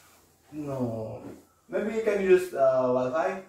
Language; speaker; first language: English; non-native, learner; Indonesian